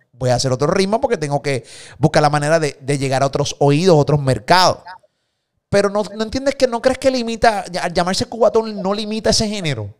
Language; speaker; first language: Spanish; native; Spanish